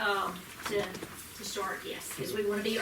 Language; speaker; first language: English; native; English